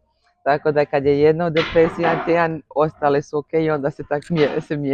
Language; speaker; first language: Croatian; early bilingual, heritage; Croatian